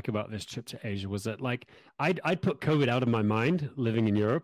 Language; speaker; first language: English; native; English